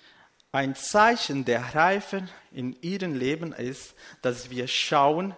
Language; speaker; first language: German; non-native, fluent; Portuguese